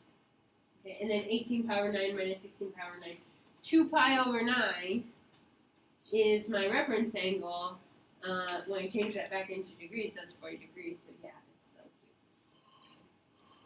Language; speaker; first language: English; native; English